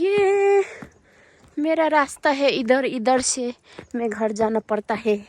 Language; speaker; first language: Hindi; non-native, learner; Nepali